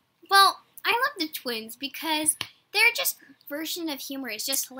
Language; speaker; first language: English; native; English